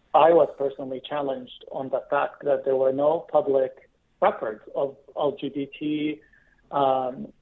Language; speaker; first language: English; non-native, fluent; Arabic